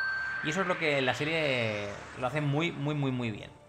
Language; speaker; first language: Spanish; native; Spanish